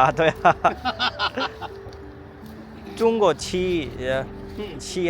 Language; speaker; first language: Chinese; non-native, learner; Bangla